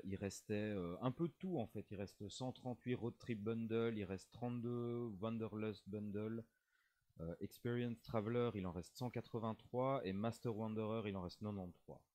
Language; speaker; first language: French; native; French